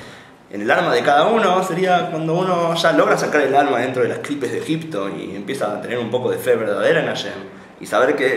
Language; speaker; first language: Spanish; native; Spanish